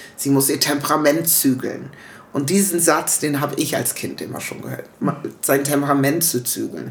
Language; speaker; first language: German; early bilingual, other home language; English